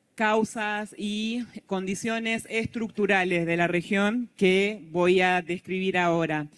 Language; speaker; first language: Spanish; native; Spanish